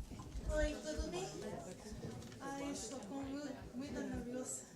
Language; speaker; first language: Portuguese; early bilingual, heritage; English